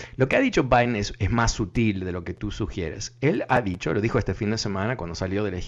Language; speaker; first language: Spanish; early bilingual, heritage; Spanish